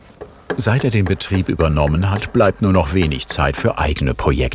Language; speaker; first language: German; native; German